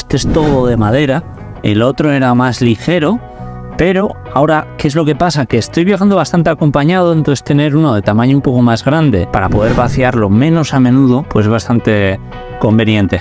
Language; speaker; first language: Spanish; native; Spanish